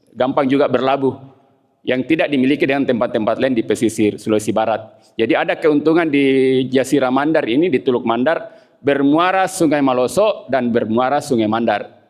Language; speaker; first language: Indonesian; non-native, local second language; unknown